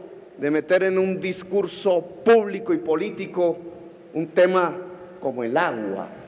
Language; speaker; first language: Spanish; native; Spanish